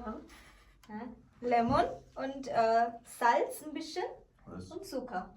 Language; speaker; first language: German; non-native, learner; Malayalam